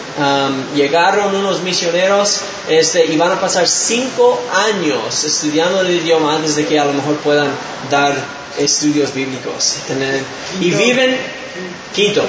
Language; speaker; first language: Spanish; non-native, fluent; English